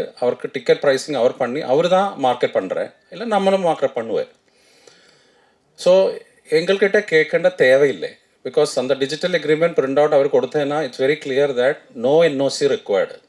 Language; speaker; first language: Tamil; non-native, fluent; Malayalam